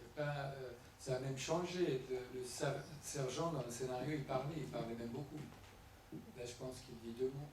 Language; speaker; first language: French; non-native, fluent; Persian